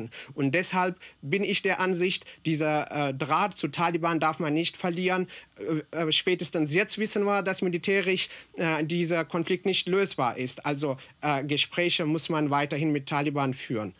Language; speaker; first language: German; non-native, fluent; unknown